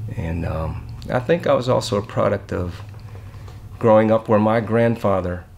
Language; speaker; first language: English; native; English